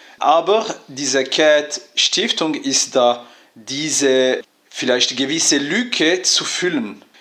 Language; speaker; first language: German; non-native, fluent; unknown